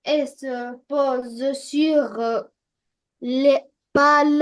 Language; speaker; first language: French; non-native, learner; Arabic